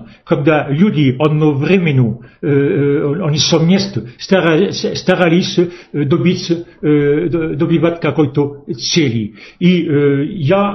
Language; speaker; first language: Russian; non-native, fluent; French